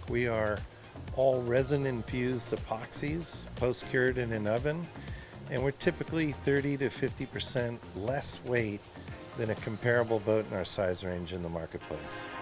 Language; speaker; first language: English; native; English